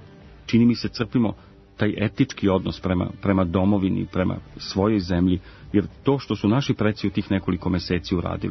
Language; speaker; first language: Croatian; native; Croatian